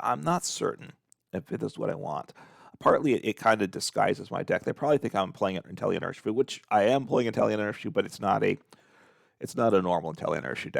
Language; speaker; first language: English; native; English